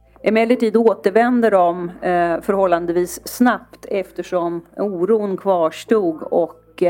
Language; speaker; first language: Swedish; native; Swedish